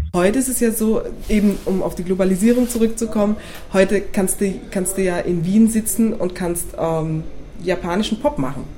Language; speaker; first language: German; native; German